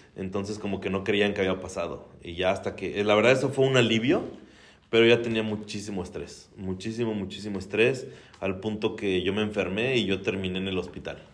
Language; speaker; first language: Spanish; native; Spanish